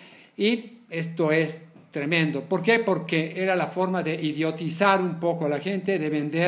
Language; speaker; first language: Spanish; native; Spanish